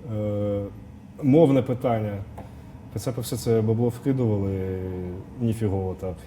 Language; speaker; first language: Ukrainian; non-native, local second language; Russian